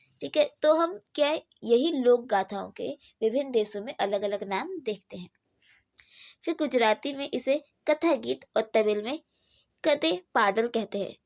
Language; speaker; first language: Hindi; native; Hindi